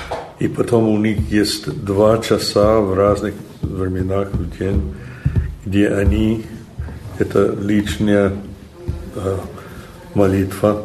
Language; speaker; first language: Russian; non-native, fluent; English